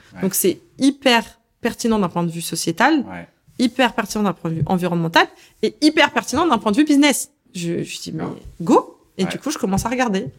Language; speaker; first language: French; early bilingual, other home language; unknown